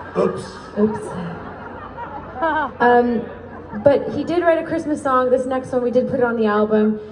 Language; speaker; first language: English; native; English